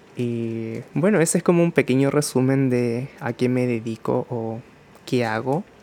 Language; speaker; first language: Spanish; early bilingual, other home language; Japanese